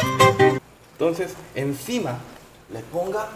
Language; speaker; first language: Spanish; non-native, learner; Korean